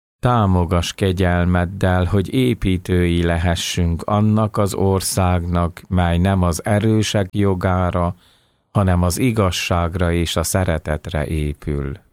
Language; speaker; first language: Hungarian; native; Hungarian